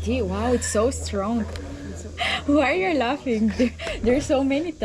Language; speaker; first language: English; non-native, fluent; Bulgarian